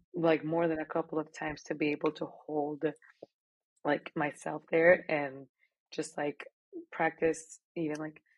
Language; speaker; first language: English; non-native, fluent; Spanish